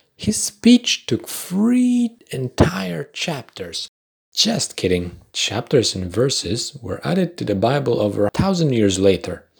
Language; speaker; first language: English; non-native, fluent; Polish